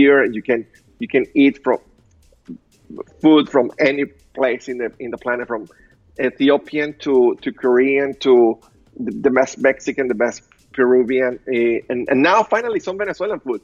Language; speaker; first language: English; non-native, fluent; Spanish